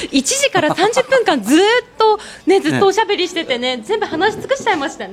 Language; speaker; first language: Japanese; native; Japanese